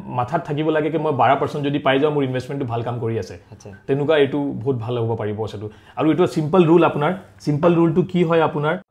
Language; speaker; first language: Assamese; non-native, local second language; Hindi